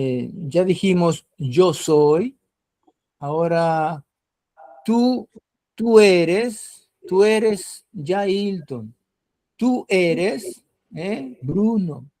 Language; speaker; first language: Spanish; non-native, fluent; Portuguese